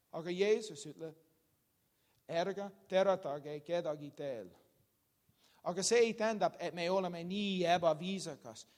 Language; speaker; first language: Estonian; non-native, learner; English